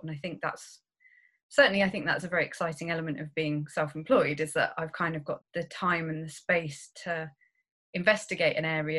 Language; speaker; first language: English; native; English